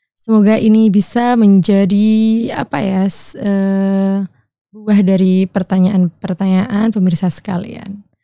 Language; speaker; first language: Indonesian; native; Indonesian